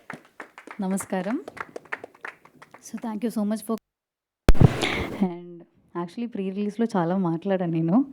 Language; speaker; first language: Telugu; non-native, learner; Malayalam